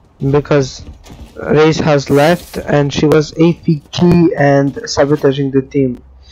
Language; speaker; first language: English; non-native, learner; Serbian